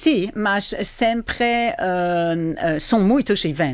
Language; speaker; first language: Portuguese; non-native, fluent; French